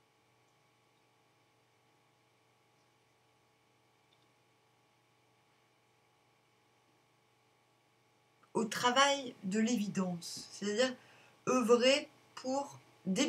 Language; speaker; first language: French; native; French